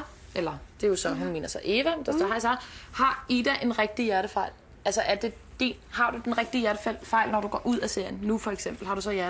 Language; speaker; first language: Danish; native; Danish